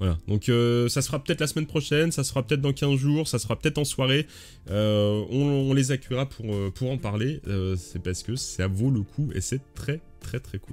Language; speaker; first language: French; native; French